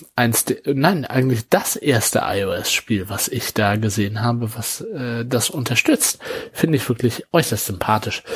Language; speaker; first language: German; native; German